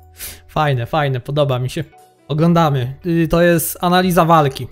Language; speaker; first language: Polish; native; Polish